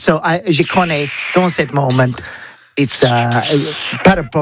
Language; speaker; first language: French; non-native, learner; English